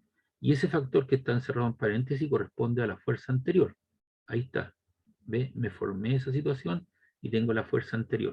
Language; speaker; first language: Spanish; native; Spanish